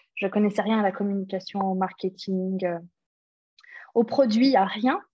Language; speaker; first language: French; early bilingual, other home language; English